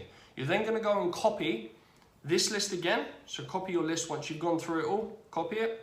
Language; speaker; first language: English; native; English